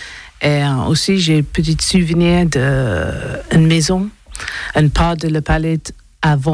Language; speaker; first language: French; non-native, learner; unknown